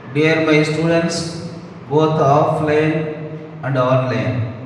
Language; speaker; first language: English; non-native, local second language; Tamil